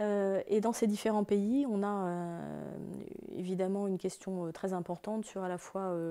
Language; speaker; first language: French; native; French